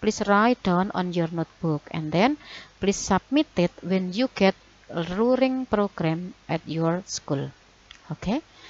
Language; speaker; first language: English; non-native, fluent; Indonesian